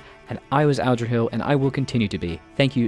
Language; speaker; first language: English; native; English